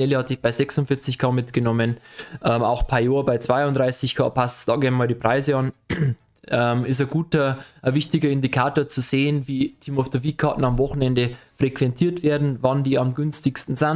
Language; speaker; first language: German; native; German